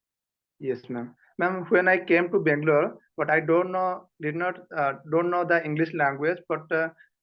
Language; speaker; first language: English; non-native, learner; Odia